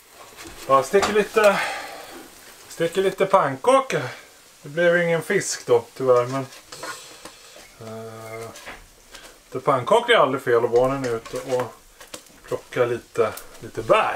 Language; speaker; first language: Swedish; native; Swedish